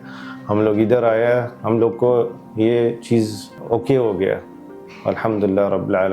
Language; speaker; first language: Hindi; non-native, learner; Arabic